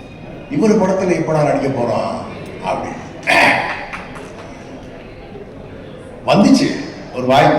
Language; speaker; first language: Tamil; native; Tamil